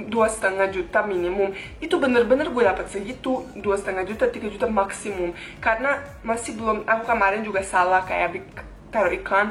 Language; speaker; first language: Indonesian; non-native, fluent; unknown